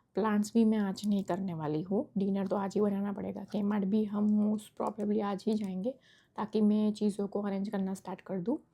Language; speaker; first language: Hindi; non-native, local second language; Gujarati